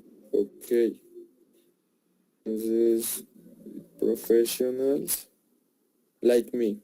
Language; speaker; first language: English; non-native, learner; Spanish